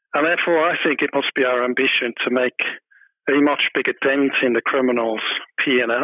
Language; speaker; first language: English; non-native, fluent; German